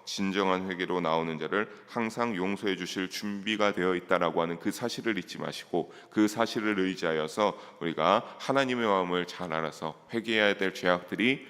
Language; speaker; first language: Korean; native; Korean